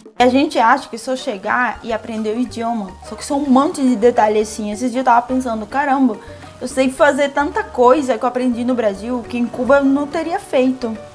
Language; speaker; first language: Portuguese; non-native, fluent; Spanish